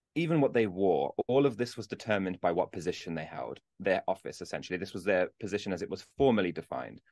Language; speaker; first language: English; native; English